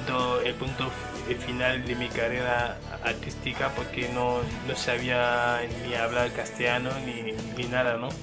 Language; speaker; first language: Spanish; non-native, fluent; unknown